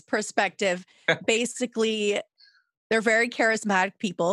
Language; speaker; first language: English; native; English